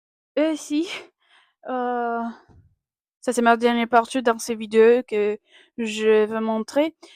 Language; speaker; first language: French; non-native, learner; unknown